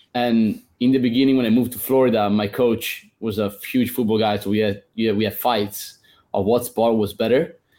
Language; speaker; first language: English; non-native, fluent; Italian